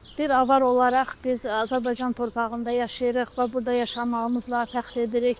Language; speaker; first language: Azerbaijani; non-native, local second language; Avaric